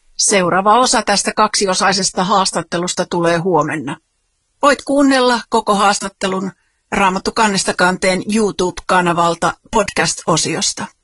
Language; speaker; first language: Finnish; native; Finnish